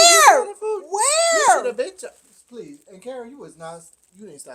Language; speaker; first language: English; native; English